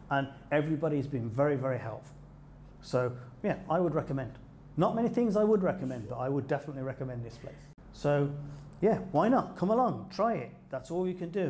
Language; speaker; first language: English; native; English